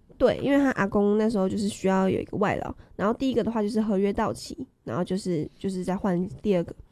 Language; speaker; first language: Chinese; native; Chinese